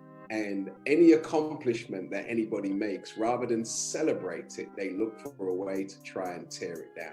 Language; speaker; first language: English; native; English